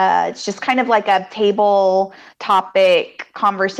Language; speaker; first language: English; native; English